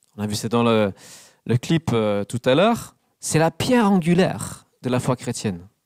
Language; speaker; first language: French; non-native, fluent; English